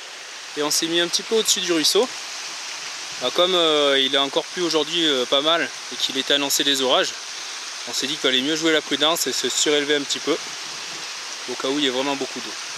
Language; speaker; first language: French; native; French